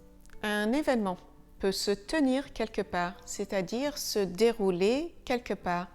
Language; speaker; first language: French; native; French